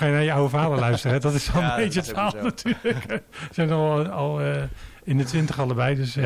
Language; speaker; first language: Dutch; native; Dutch